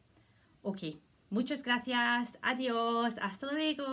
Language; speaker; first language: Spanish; non-native, learner; English